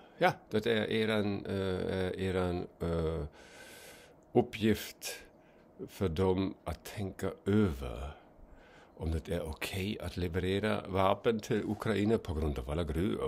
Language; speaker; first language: Swedish; non-native, fluent; German